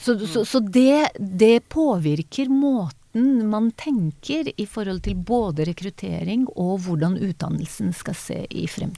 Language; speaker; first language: Norwegian; non-native, fluent; Hebrew